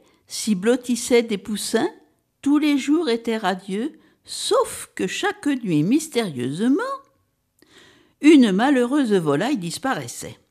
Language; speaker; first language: French; native; French